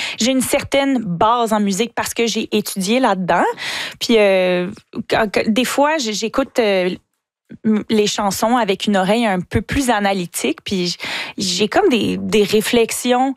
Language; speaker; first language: French; native; French